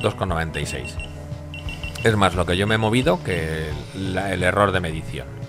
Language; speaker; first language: Spanish; native; Spanish